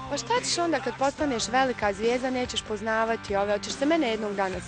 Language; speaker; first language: Bosnian; native; Bosnian